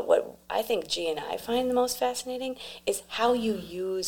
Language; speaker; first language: English; native; English